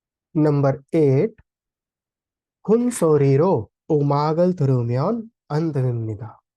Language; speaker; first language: Korean; non-native, fluent; Hindi